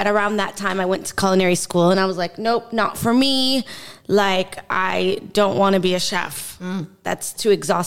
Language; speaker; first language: English; native; English